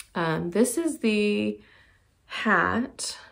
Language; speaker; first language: English; native; English